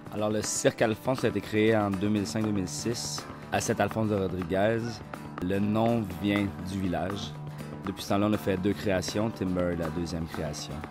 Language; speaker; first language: French; native; French